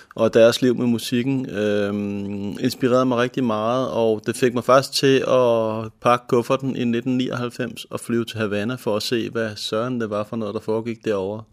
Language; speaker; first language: Danish; native; Danish